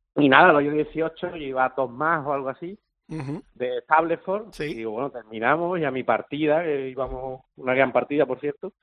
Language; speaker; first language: Spanish; native; Spanish